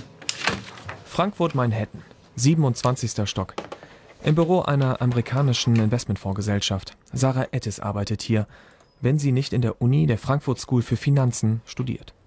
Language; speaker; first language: German; native; German